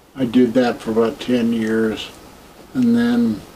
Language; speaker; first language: English; native; English